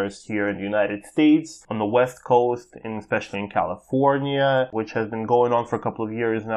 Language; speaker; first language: English; native; English